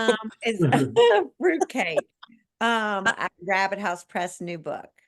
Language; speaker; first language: English; native; English